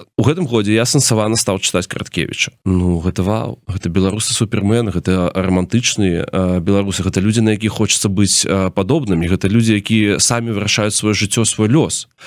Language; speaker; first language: Belarusian; non-native, local second language; Russian